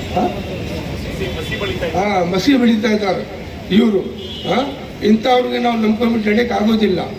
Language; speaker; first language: Kannada; non-native, local second language; Urdu